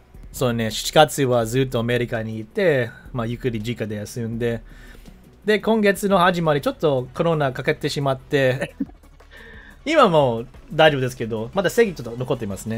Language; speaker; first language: Japanese; non-native, fluent; English